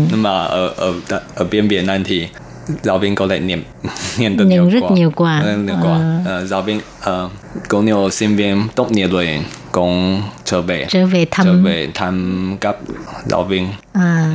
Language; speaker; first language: Vietnamese; non-native, learner; Chinese